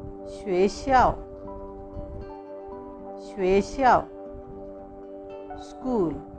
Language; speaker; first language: Chinese; non-native, fluent; Urdu